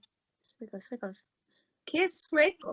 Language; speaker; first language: Spanish; non-native, learner; English